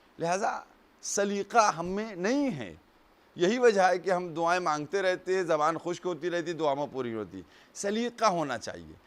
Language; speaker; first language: Urdu; native; Urdu